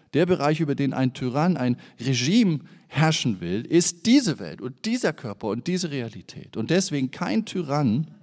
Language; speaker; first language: German; native; German